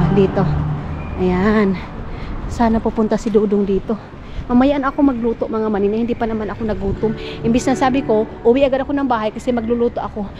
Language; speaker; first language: Filipino; non-native, local second language; Cebuano